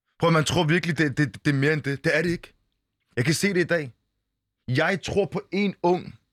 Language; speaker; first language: Danish; early bilingual, other home language; Arabic